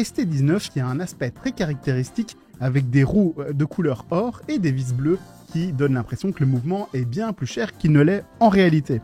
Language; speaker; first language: French; native; French